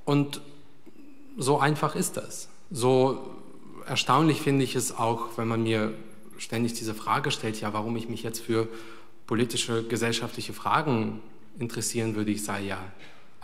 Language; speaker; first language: German; early bilingual, other home language; Russian